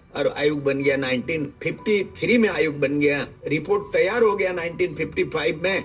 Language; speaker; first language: Hindi; non-native, local second language; Santali